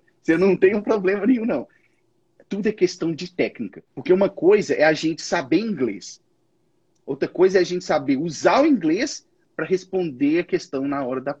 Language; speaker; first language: Portuguese; native; Portuguese